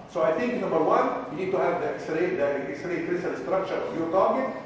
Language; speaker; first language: English; non-native, fluent; Arabic